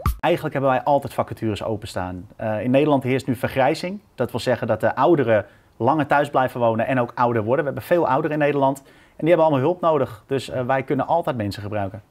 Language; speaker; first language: Dutch; native; Dutch